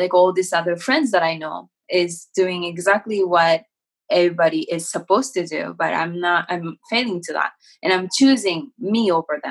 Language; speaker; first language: English; non-native, fluent; Japanese